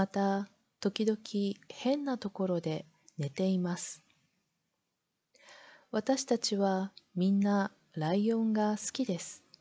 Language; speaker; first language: Japanese; non-native, learner; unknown